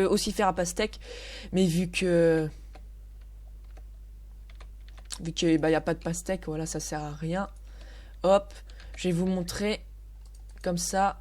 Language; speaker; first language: French; native; French